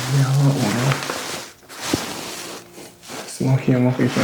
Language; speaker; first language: German; non-native, learner; Japanese